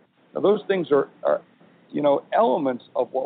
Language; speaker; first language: English; native; English